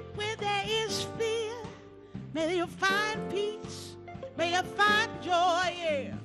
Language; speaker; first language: English; native; English